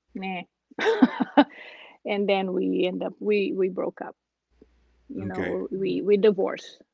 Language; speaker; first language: English; non-native, fluent; Portuguese